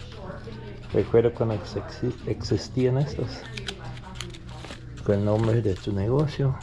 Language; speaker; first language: Spanish; non-native, fluent; English